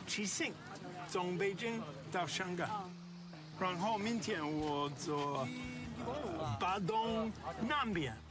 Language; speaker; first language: Chinese; non-native, learner; English